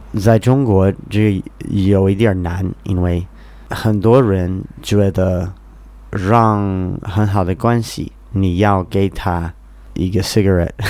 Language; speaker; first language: Chinese; non-native, fluent; English